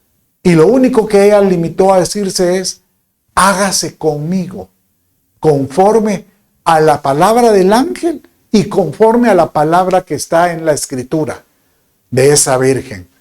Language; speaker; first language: Spanish; native; Spanish